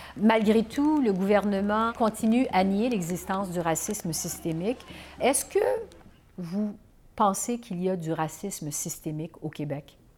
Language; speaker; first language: French; native; French